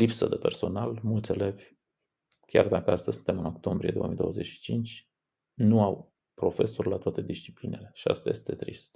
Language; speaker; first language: Romanian; native; Romanian